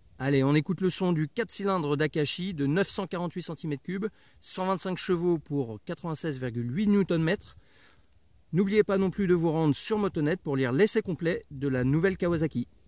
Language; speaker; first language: French; native; French